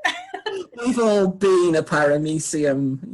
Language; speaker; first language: English; native; English